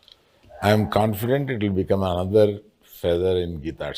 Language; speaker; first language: Telugu; native; Telugu